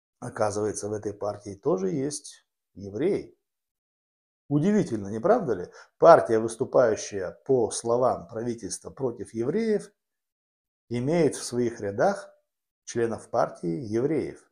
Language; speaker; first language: Russian; native; Russian